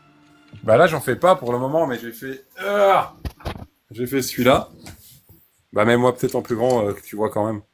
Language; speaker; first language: French; native; French